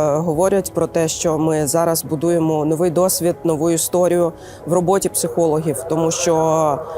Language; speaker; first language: Ukrainian; native; Ukrainian